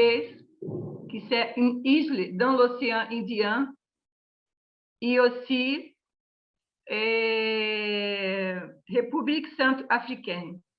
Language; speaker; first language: French; non-native, learner; Portuguese